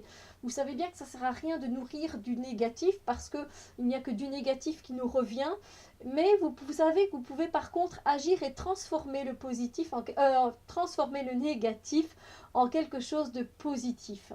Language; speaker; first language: French; native; French